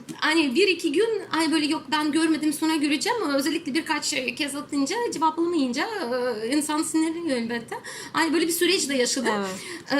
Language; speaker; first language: Turkish; non-native, fluent; Russian